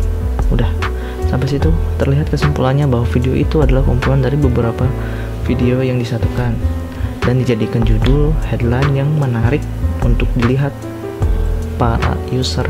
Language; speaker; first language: Indonesian; native; Indonesian